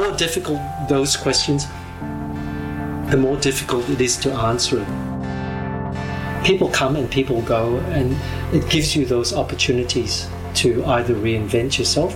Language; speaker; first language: English; non-native, local second language; Cantonese